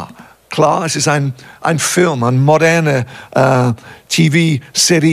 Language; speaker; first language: German; non-native, fluent; English